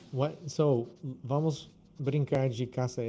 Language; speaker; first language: Portuguese; non-native, fluent; English